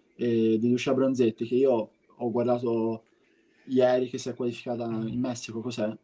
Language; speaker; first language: Italian; native; Italian